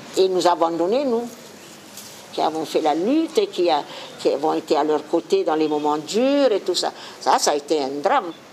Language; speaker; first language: French; non-native, fluent; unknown